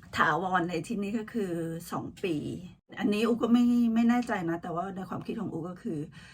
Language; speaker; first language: Thai; native; Thai